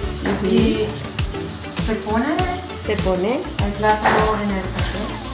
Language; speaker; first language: Spanish; non-native, learner; German